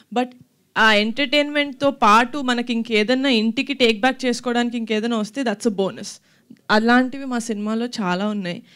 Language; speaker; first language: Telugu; native; Telugu